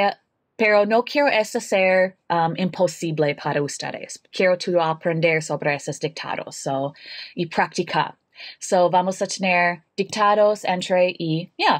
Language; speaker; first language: Spanish; non-native, learner; English